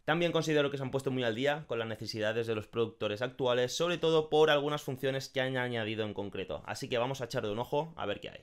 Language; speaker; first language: Spanish; native; Spanish